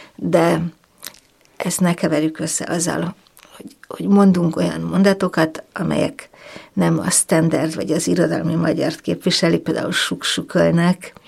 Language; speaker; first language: Hungarian; native; Hungarian